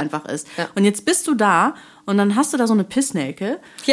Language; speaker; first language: German; native; German